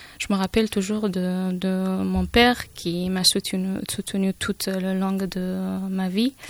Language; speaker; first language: French; non-native, fluent; Persian